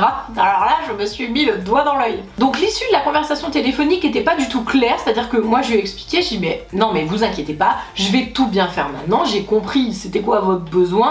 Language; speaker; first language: French; native; French